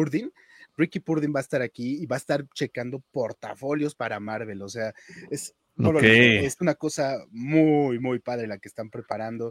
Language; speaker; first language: Spanish; native; Spanish